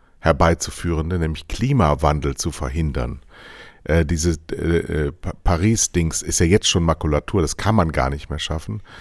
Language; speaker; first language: German; native; German